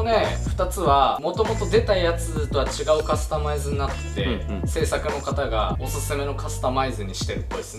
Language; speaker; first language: Japanese; native; Japanese